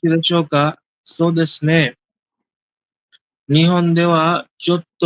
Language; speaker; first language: Japanese; non-native, learner; Bangla